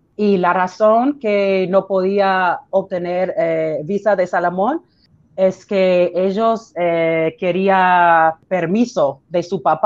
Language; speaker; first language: Spanish; non-native, learner; English